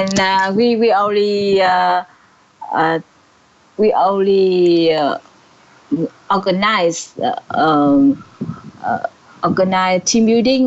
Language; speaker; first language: English; non-native, learner; Vietnamese